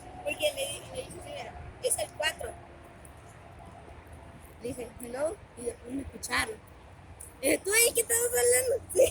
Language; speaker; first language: Spanish; native; Spanish